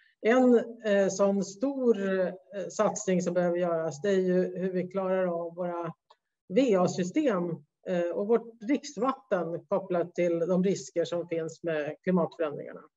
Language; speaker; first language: Swedish; native; Swedish